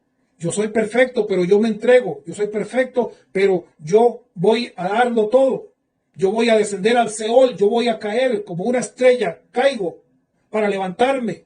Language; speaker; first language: Spanish; native; Spanish